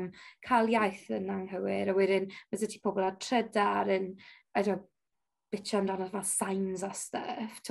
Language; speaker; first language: Welsh; non-native, local second language; English